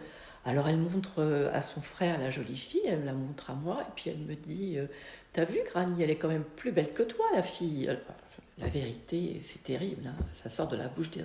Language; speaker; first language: French; native; French